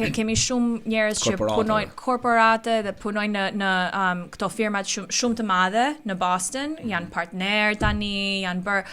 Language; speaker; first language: Albanian; early bilingual, heritage; Albanian